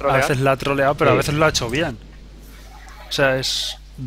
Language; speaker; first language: Spanish; native; Spanish